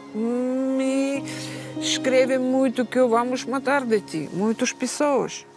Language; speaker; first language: Portuguese; non-native, learner; Russian